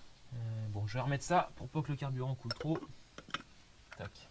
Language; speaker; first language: French; native; French